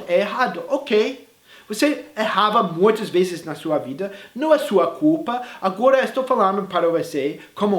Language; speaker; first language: Portuguese; non-native, fluent; English